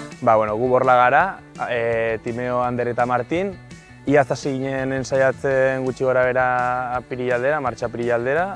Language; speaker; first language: Basque; native; Basque